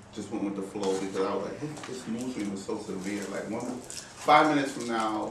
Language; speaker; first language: English; native; English